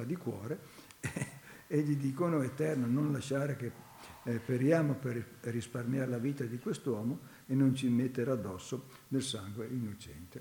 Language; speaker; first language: Italian; native; Italian